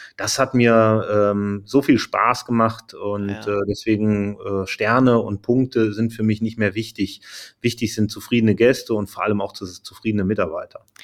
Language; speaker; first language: German; native; German